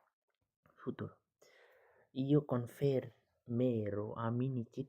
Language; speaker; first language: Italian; non-native, learner; Bangla